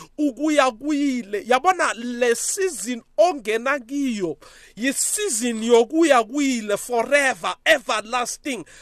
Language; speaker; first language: Zulu; non-native, local second language; South Ndebele